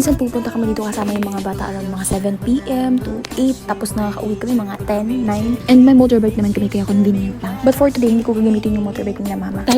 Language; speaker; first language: Filipino; native; Filipino